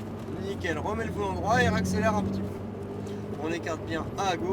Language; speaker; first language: French; native; French